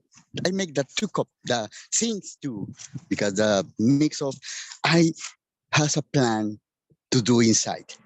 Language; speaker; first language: English; non-native, learner; Spanish